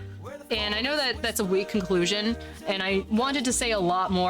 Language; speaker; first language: English; native; English